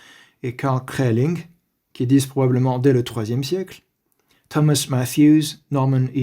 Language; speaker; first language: French; native; French